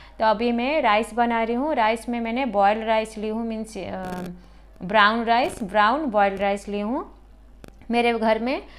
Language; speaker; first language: Hindi; non-native, local second language; Odia